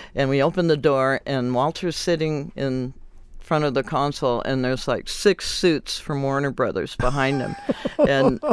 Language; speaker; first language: English; native; English